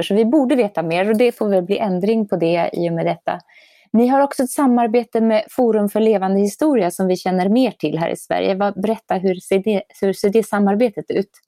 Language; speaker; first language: Swedish; native; Swedish